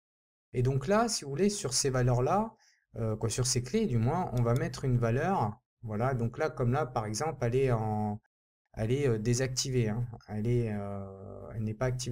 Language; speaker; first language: French; native; French